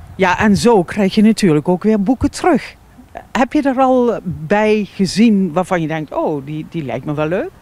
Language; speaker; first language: Dutch; native; Dutch